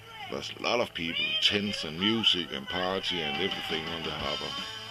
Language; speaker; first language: English; non-native, fluent; Danish